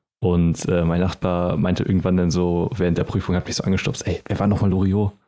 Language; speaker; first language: German; native; German